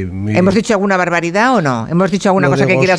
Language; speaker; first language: Spanish; native; Spanish